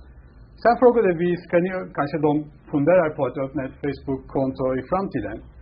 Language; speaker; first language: Swedish; non-native, fluent; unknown